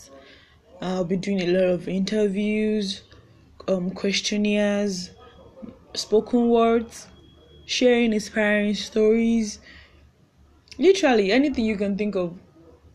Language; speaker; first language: English; non-native, local second language; Yoruba